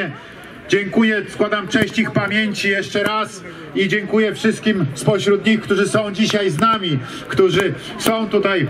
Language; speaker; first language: Polish; native; Polish